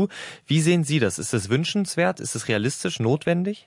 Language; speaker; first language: German; native; German